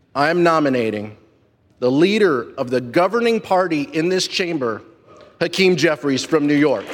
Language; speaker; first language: English; non-native, fluent; Spanish